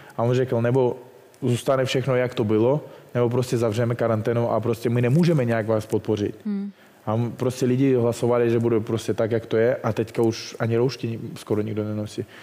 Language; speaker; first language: Czech; non-native, fluent; Russian